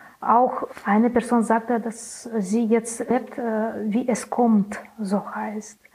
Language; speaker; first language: German; non-native, learner; Belarusian